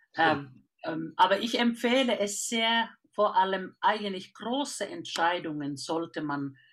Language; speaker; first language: German; non-native, fluent; Finnish